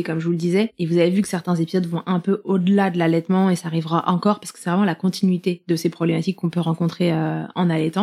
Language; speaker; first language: French; native; French